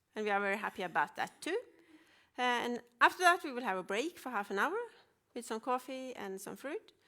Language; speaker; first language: English; non-native, fluent; Norwegian